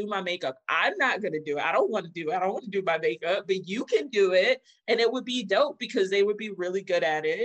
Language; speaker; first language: English; native; English